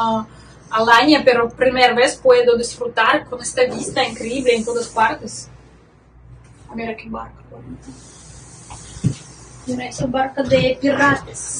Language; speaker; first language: Spanish; non-native, learner; Russian